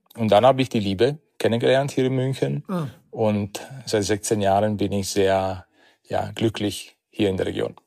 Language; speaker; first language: German; non-native, fluent; Italian